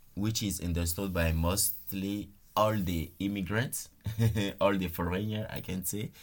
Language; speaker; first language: English; non-native, fluent; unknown